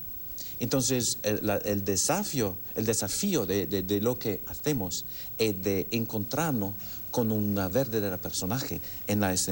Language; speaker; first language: Spanish; non-native, fluent; English